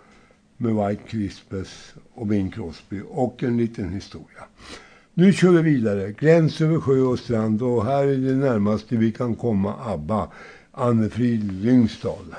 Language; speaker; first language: Swedish; native; Swedish